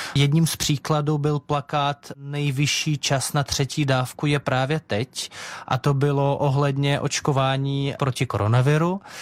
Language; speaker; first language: Czech; non-native, fluent; Russian